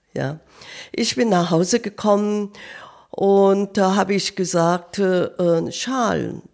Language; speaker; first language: German; non-native, learner; Korean